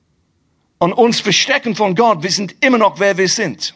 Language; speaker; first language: German; non-native, fluent; English